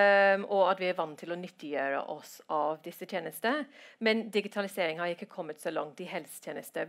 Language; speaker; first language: Norwegian; non-native, fluent; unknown